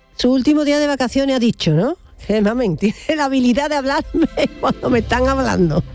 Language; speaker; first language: Spanish; native; Spanish